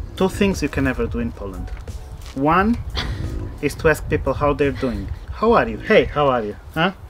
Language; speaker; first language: English; non-native, fluent; Portuguese